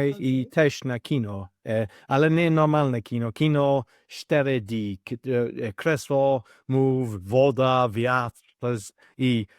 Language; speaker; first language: Polish; non-native, learner; English